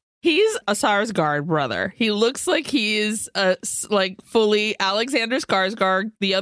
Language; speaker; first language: English; early bilingual, other home language; Spanish